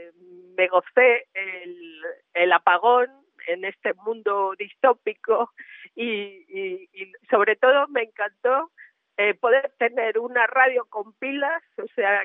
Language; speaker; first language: Spanish; native; Spanish